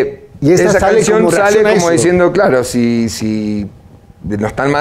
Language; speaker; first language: Spanish; native; Spanish